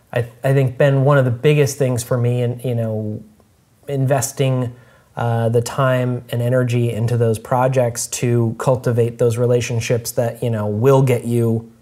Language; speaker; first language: English; native; English